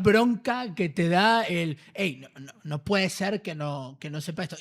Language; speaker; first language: Spanish; native; Spanish